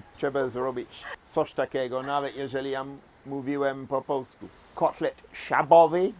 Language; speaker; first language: Polish; non-native, fluent; English